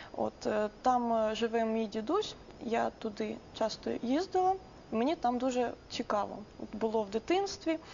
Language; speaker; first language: Ukrainian; native; Ukrainian